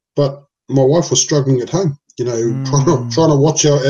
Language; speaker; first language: English; non-native, local second language; Samoan